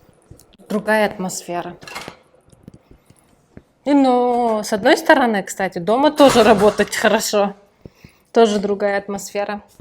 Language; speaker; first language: Russian; non-native, local second language; Kyrgyz